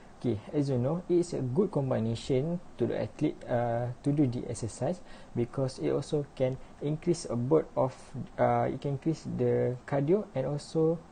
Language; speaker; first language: English; non-native, learner; Malay